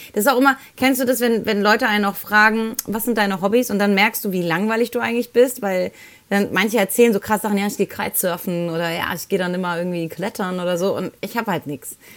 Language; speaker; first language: German; early bilingual, other home language; Spanish